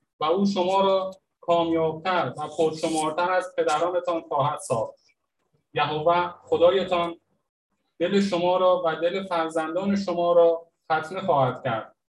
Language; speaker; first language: Persian; native; Persian